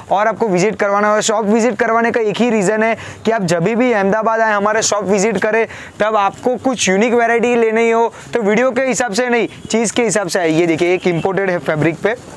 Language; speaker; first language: Hindi; non-native, local second language; Gujarati